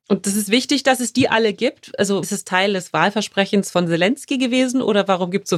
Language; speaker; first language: German; native; German